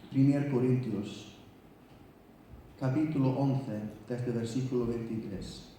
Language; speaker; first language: Spanish; non-native, fluent; Icelandic